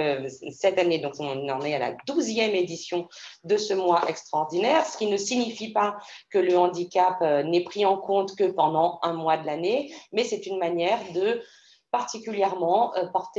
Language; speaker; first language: French; native; French